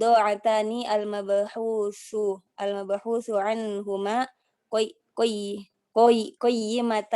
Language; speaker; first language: Arabic; non-native, learner; Indonesian